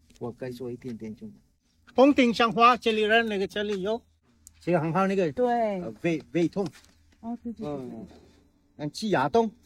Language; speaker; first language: Chinese; non-native, learner; Sinhala